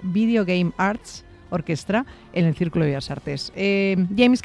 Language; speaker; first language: Spanish; native; Spanish